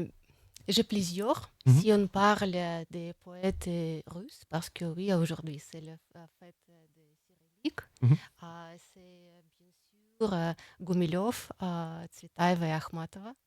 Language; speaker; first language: French; non-native, fluent; Russian